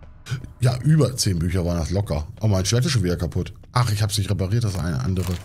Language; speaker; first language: German; native; German